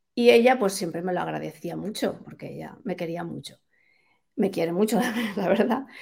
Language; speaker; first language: Spanish; native; Spanish